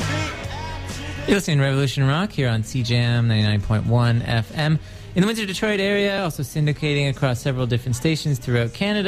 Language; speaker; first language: English; native; English